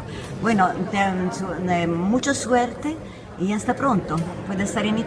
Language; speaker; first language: Spanish; non-native, fluent; Italian